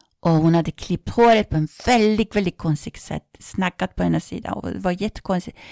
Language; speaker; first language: Swedish; non-native, fluent; Persian